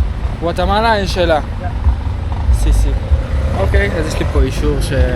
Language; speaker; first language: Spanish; non-native, learner; Hebrew